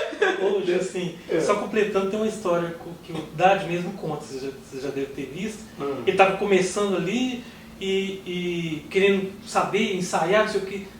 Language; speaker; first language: Portuguese; native; Portuguese